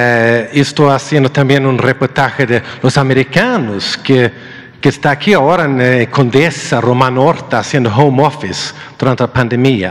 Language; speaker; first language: Spanish; non-native, learner; Swedish